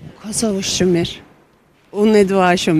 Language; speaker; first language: Albanian; non-native, learner; Turkish